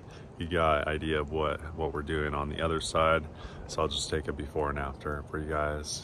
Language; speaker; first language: English; native; English